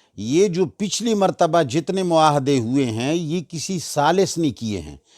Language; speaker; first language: Urdu; non-native, local second language; Pashto